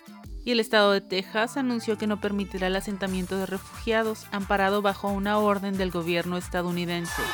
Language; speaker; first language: Spanish; native; Spanish